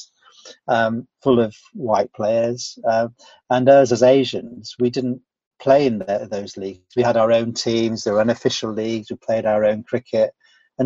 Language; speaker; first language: English; native; English